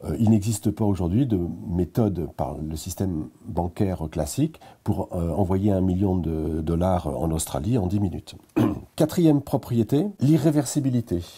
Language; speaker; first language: French; native; French